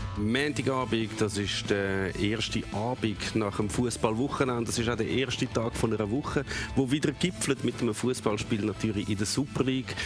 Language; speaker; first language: German; native; German